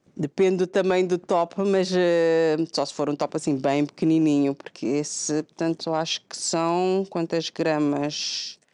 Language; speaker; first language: Portuguese; non-native, local second language; Kabuverdianu